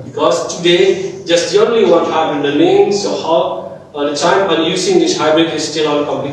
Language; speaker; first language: English; non-native, learner; Indonesian